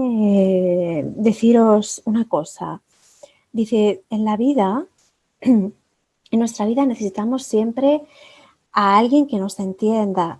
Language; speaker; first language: Spanish; native; Spanish